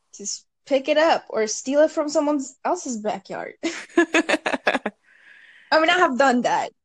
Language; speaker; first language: English; early bilingual, other home language; Bangla